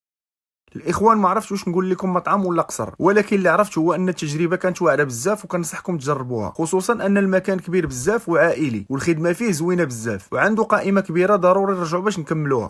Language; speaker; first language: Arabic; native; Arabic